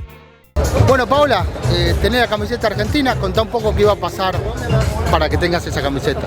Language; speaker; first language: Spanish; native; Spanish